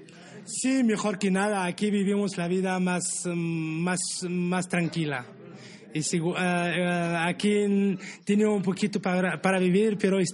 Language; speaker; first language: Spanish; non-native, learner; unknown